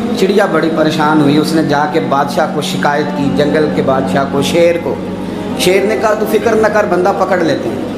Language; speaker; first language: Urdu; non-native, local second language; Punjabi